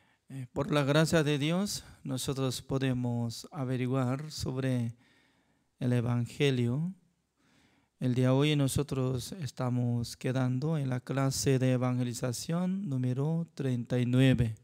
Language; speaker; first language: Spanish; non-native, fluent; Korean